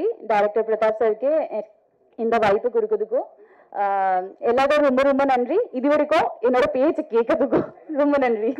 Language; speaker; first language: Tamil; non-native, fluent; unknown